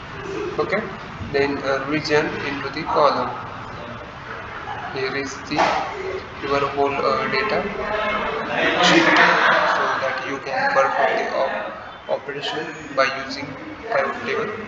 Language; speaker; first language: English; non-native, learner; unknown